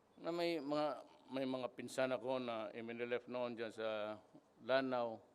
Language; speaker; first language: Filipino; non-native, local second language; Cebuano